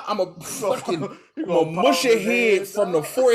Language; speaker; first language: English; native; English